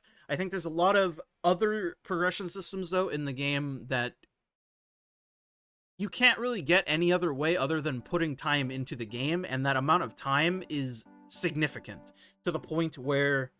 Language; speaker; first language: English; native; English